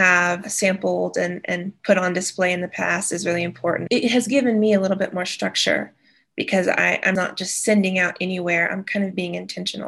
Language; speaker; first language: English; native; English